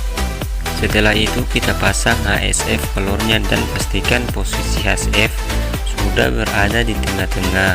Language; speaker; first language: Indonesian; native; Indonesian